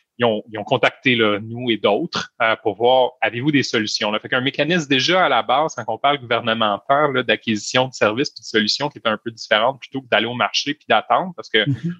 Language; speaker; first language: French; native; French